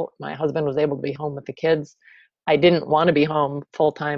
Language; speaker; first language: English; native; English